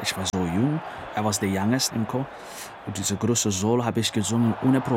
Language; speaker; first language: German; non-native, learner; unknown